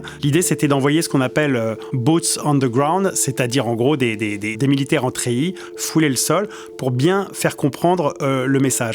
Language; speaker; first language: French; native; French